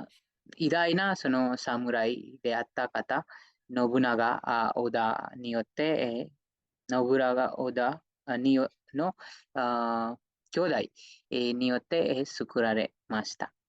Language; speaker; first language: Japanese; non-native, fluent; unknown